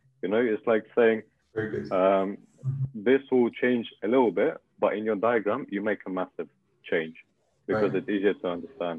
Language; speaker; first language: English; non-native, fluent; Russian